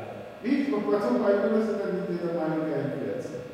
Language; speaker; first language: Russian; non-native, learner; Bulgarian